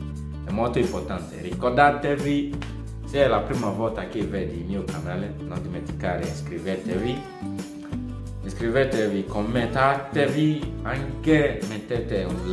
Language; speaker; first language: Italian; non-native, fluent; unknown